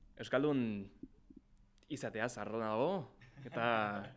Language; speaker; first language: Basque; non-native, learner; English